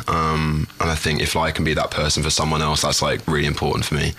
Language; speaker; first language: English; native; English